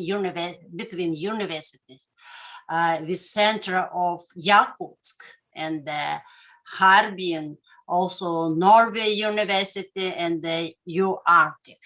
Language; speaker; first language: English; non-native, learner; Russian